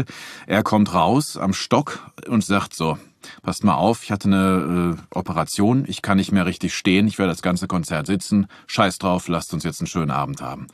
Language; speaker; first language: German; native; German